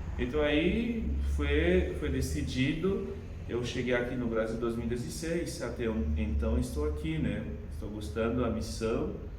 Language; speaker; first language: Portuguese; non-native, fluent; Haitian Creole